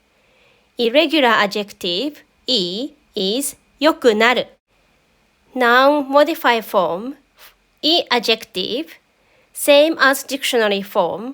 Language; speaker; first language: English; non-native, fluent; Japanese